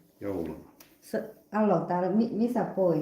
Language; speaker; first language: Finnish; non-native, learner; Thai